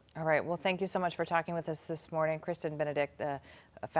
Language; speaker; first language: English; native; English